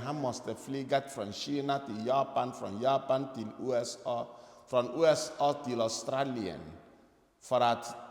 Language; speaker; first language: Swedish; non-native, fluent; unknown